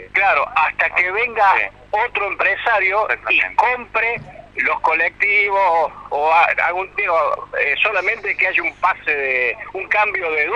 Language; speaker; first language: Spanish; native; Spanish